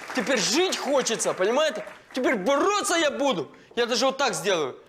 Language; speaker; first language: Russian; non-native, local second language; Ukrainian